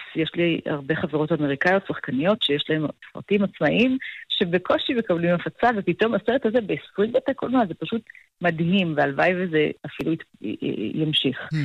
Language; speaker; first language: Hebrew; native; Hebrew